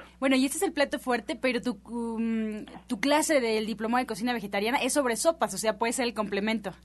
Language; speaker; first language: Spanish; native; Spanish